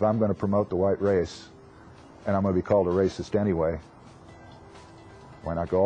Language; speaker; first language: English; native; English